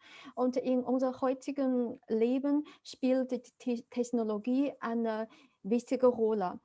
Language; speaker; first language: German; non-native, fluent; Chinese